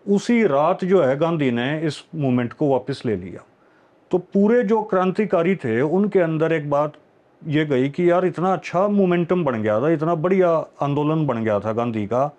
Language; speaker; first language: Hindi; native; Hindi